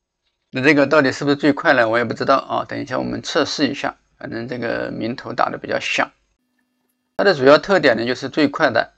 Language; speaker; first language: Chinese; native; Chinese